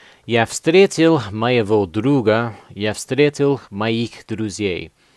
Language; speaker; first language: Russian; non-native, learner; English